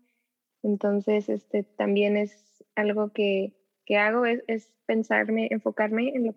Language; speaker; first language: Spanish; early bilingual, heritage; Spanish